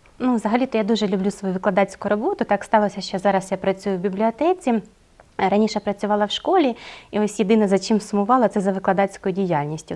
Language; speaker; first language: Ukrainian; native; Ukrainian